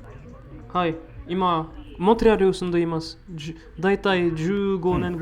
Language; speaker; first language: Japanese; non-native, learner; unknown